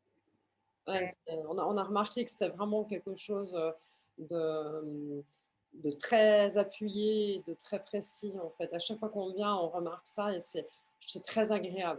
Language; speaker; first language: French; native; French